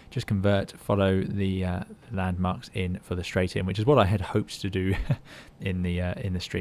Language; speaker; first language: English; native; English